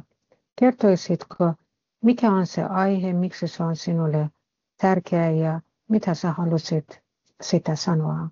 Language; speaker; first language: Finnish; non-native, fluent; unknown